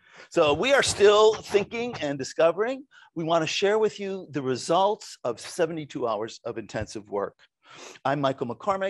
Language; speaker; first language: English; native; English